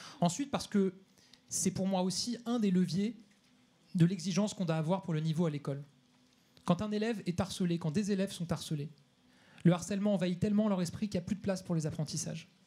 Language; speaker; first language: French; native; French